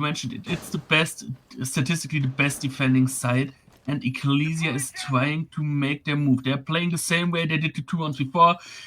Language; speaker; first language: English; non-native, fluent; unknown